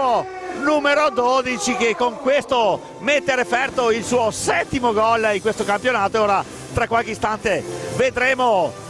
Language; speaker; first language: Italian; native; Italian